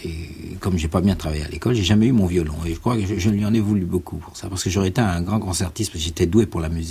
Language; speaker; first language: French; native; French